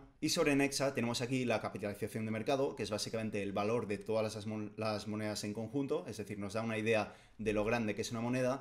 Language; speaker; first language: Spanish; native; Spanish